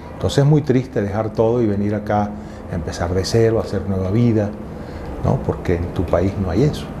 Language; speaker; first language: Spanish; native; Spanish